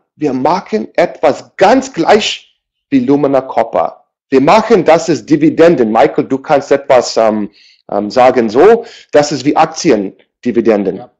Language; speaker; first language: German; non-native, learner; English